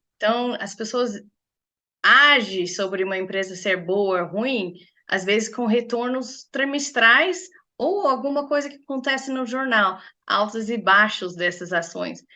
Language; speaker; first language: Portuguese; non-native, fluent; English